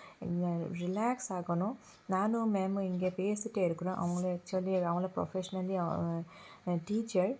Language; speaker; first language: Tamil; non-native, fluent; Assamese